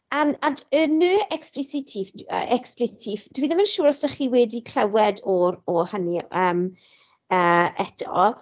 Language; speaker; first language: Welsh; non-native, local second language; English